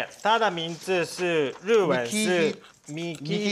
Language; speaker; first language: Chinese; non-native, learner; Japanese